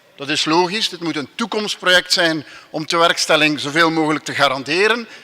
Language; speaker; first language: Dutch; non-native, local second language; French